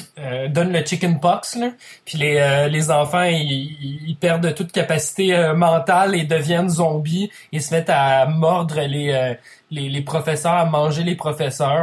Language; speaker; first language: French; native; French